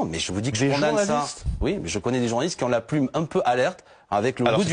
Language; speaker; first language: French; native; French